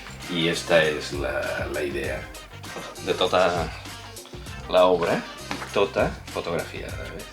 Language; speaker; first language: Catalan; non-native, local second language; Spanish